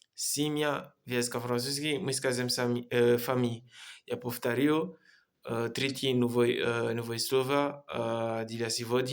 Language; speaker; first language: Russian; non-native, learner; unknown